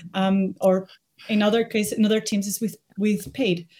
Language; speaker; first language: English; non-native, fluent; Spanish